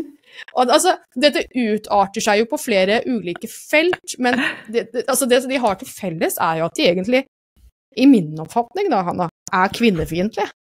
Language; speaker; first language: Norwegian; native; Norwegian